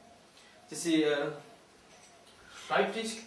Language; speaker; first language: German; non-native, learner; Sinhala